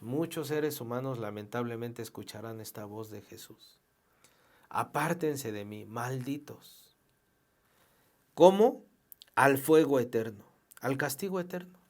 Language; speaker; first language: Spanish; native; Spanish